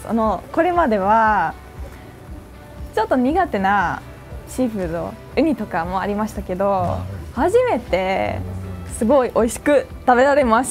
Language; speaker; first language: Japanese; non-native, fluent; Dutch